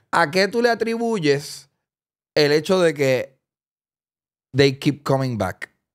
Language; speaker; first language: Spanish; native; Spanish